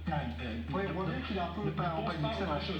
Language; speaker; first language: French; native; French